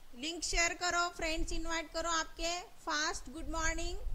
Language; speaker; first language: Hindi; non-native, local second language; Marathi